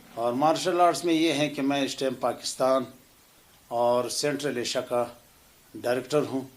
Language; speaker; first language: Urdu; non-native, local second language; Pashto